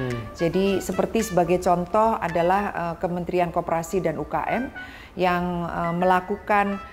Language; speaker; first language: Indonesian; native; Indonesian